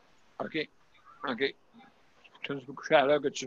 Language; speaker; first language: French; native; French